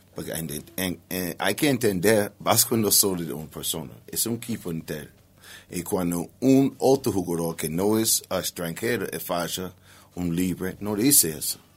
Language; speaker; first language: Spanish; non-native, learner; English